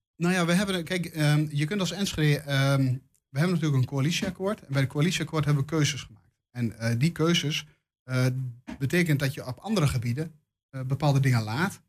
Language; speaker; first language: Dutch; native; Dutch